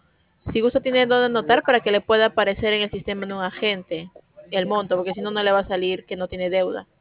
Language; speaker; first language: Spanish; native; Spanish